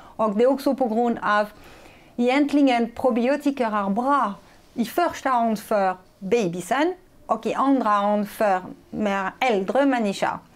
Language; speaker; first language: Swedish; non-native, fluent; French